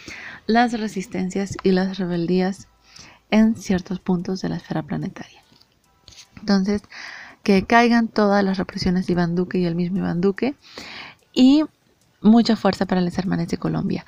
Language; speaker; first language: Spanish; native; Spanish